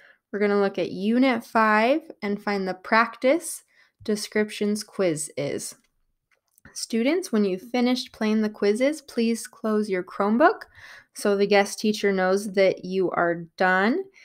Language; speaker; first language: English; native; English